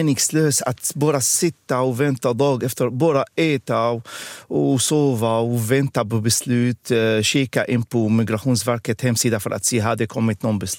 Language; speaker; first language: Swedish; non-native, learner; Arabic